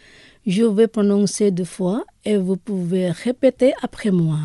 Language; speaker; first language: French; non-native, fluent; Indonesian